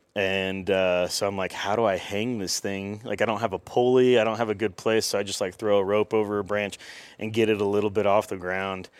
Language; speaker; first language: English; native; English